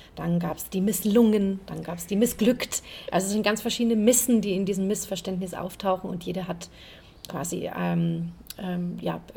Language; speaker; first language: German; native; German